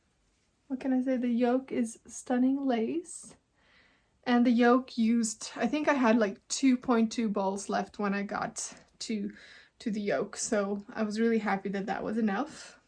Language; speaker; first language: English; non-native, fluent; Norwegian